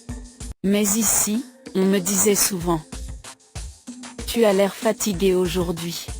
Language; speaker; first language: French; non-native, fluent; Thai